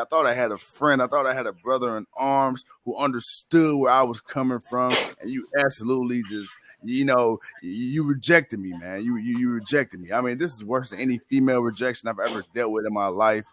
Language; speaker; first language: English; native; English